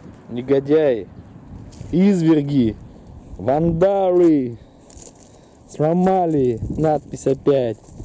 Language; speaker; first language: Russian; native; Russian